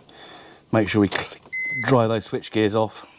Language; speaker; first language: English; native; English